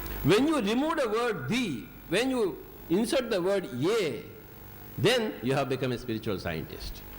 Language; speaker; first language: English; non-native, local second language; Telugu